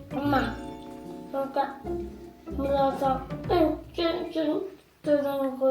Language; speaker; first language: Korean; early bilingual, heritage; German